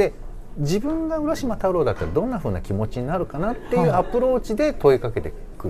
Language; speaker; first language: Japanese; native; Japanese